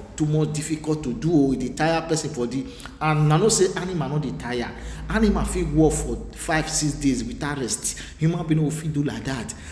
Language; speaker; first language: Nigerian Pidgin; non-native, local second language; Bini